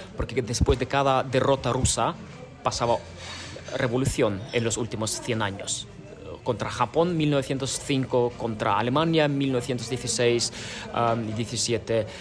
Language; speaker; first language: Spanish; non-native, fluent; Ukrainian